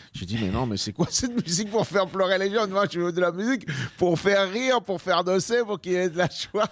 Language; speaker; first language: French; non-native, fluent; Spanish